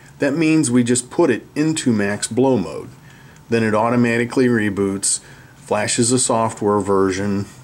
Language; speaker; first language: English; native; English